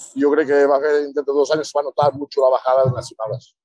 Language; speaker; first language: Spanish; early bilingual, other home language; Portuguese